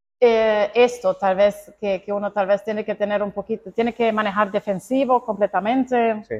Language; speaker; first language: Spanish; non-native, fluent; Croatian